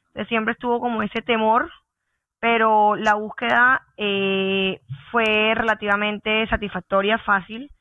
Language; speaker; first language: Spanish; native; Spanish